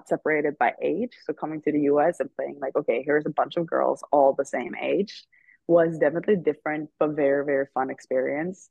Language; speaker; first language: English; non-native, fluent; Swedish